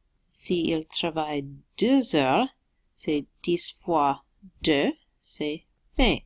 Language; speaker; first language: French; non-native, local second language; English